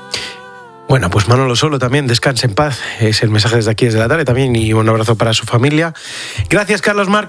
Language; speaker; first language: Spanish; native; Spanish